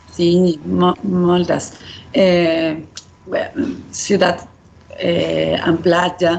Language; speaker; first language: Catalan; non-native, fluent; Spanish